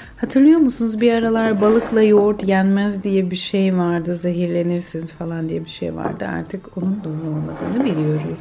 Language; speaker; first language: Turkish; early bilingual, heritage; Turkish